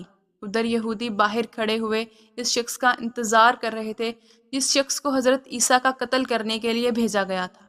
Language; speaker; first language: Urdu; native; Urdu